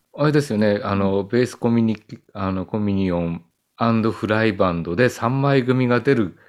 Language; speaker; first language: Japanese; native; Japanese